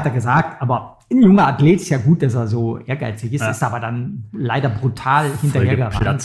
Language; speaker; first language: German; native; German